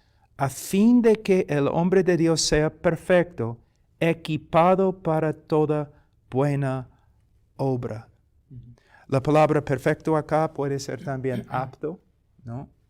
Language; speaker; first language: Spanish; non-native, fluent; English